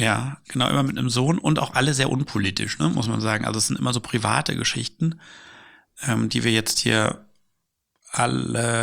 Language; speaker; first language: German; native; German